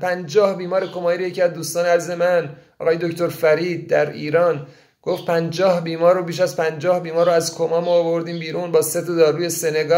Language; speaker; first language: Persian; native; Persian